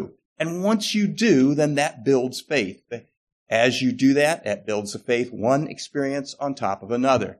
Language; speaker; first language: English; native; English